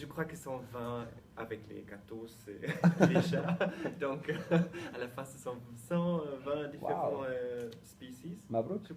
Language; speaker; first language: French; non-native, learner; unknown